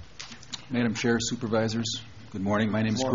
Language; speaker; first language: English; native; English